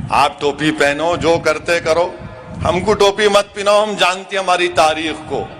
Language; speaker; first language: Urdu; native; Urdu